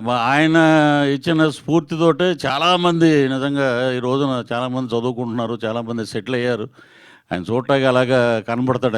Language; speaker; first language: Telugu; native; Telugu